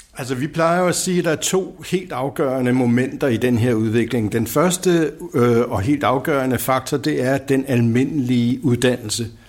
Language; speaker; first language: Danish; native; Danish